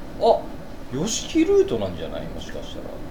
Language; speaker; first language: Japanese; native; Japanese